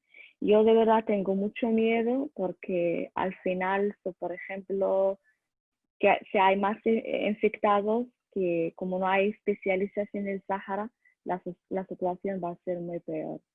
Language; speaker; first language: Spanish; non-native, learner; Arabic